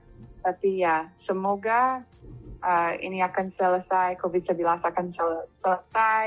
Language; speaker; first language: Indonesian; non-native, fluent; English